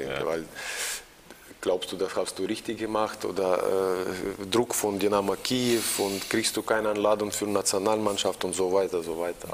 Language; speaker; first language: German; non-native, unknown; Russian